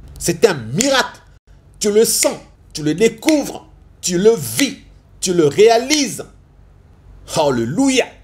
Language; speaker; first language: French; non-native, local second language; Lingala